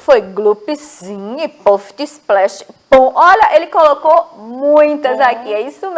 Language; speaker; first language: Portuguese; native; Portuguese